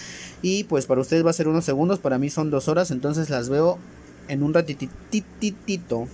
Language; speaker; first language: Spanish; native; Spanish